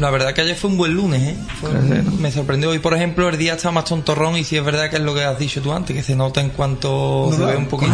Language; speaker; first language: Spanish; native; Spanish